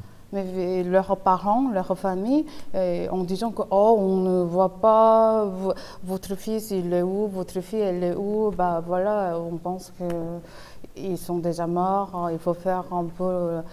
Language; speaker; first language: French; non-native, fluent; Korean